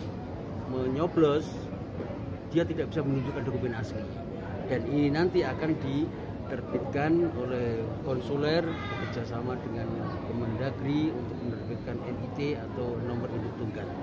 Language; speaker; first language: Indonesian; native; Indonesian